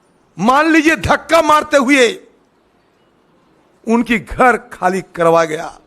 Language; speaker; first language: Hindi; non-native, local second language; Bangla